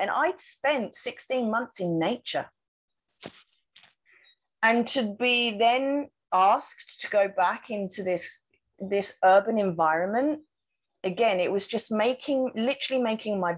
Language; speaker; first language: English; native; English